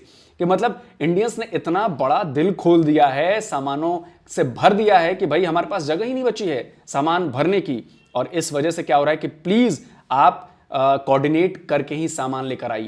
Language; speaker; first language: Hindi; native; Hindi